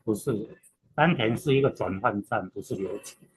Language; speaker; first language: Chinese; native; Chinese